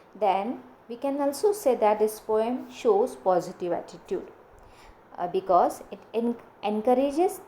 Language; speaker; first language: English; non-native, local second language; Marathi